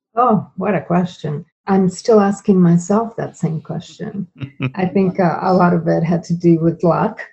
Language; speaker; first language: English; non-native, fluent; Spanish